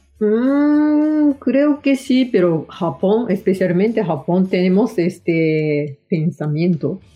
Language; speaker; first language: Spanish; non-native, fluent; Japanese